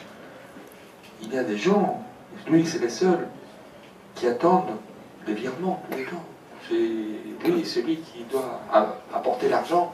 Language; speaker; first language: French; native; French